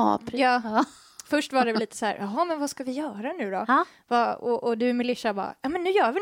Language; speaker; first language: Swedish; native; Swedish